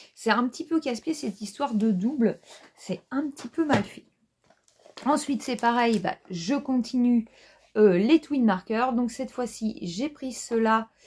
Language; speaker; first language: French; native; French